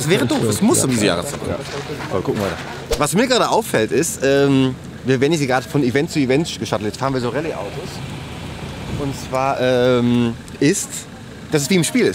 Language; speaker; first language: German; native; German